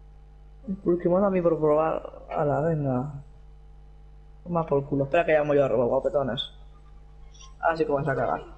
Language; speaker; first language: Spanish; native; Spanish